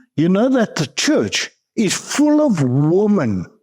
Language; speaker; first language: English; non-native, local second language; Afrikaans